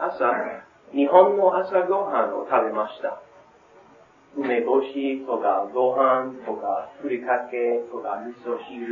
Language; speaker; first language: Japanese; non-native, learner; English